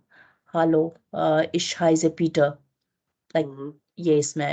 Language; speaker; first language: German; non-native, learner; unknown